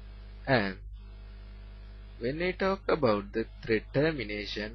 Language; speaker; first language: English; non-native, learner; Sinhala